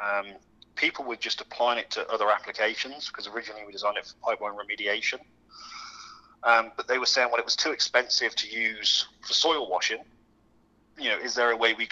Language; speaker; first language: English; native; English